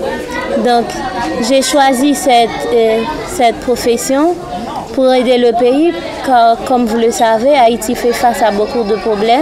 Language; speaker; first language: French; non-native, local second language; Haitian Creole